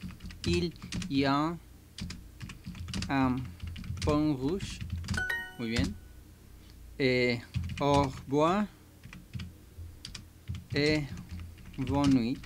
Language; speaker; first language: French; non-native, learner; Spanish